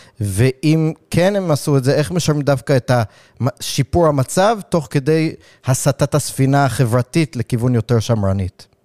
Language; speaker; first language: Hebrew; early bilingual, other home language; English